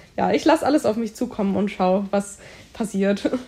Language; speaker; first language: German; native; German